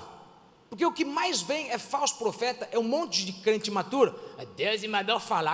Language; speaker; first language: Portuguese; native; Portuguese